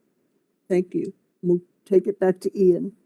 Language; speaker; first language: English; native; English